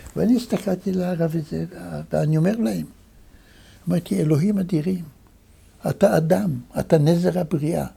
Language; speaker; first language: Hebrew; native; Hebrew